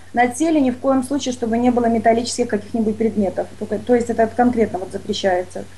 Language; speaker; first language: Russian; native; Russian